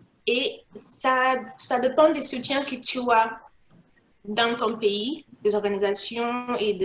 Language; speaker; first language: French; non-native, local second language; Portuguese